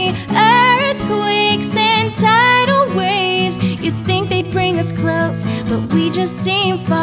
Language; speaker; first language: English; native; English